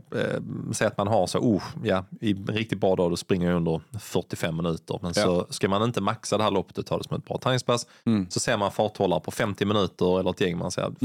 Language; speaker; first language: Swedish; native; Swedish